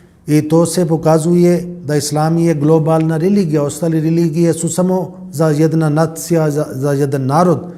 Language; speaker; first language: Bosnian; non-native, learner; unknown